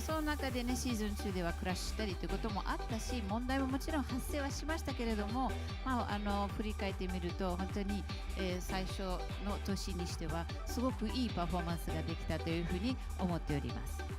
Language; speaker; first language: Japanese; native; Japanese